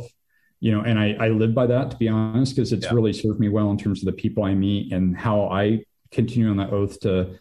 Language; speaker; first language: English; native; English